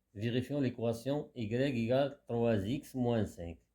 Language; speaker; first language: French; non-native, local second language; Arabic